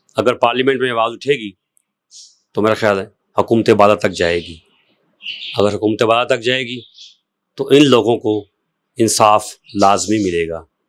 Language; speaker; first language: Urdu; non-native, local second language; Punjabi